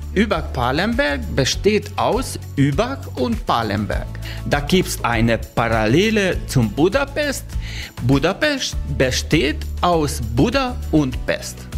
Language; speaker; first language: German; non-native, learner; Hungarian